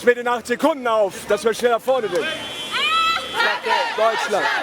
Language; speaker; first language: German; native; German